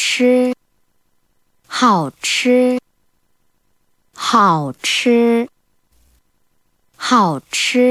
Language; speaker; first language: Chinese; non-native, learner; Korean